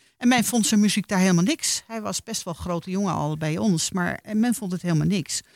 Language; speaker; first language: Dutch; native; Dutch